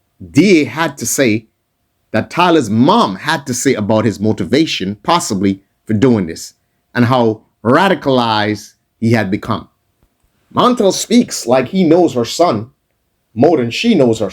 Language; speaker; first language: English; native; English